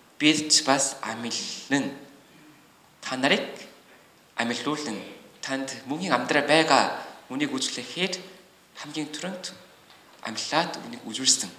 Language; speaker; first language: Mongolian; non-native, learner; Korean